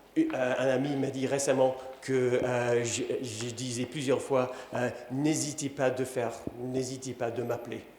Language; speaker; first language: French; non-native, fluent; English